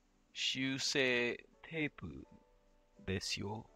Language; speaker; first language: Japanese; non-native, learner; English